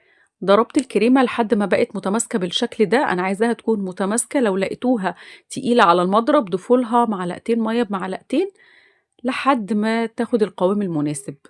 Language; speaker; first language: Arabic; native; Arabic